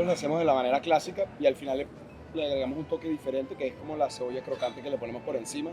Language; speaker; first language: Spanish; native; Spanish